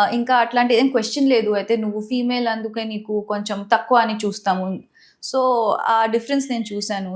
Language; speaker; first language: Telugu; non-native, local second language; Marathi